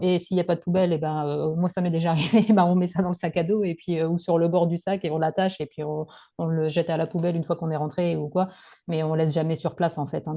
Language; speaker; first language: French; native; French